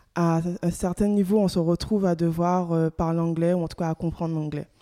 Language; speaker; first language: French; native; French